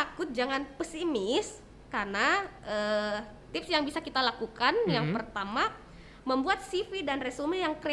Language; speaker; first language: Indonesian; native; Indonesian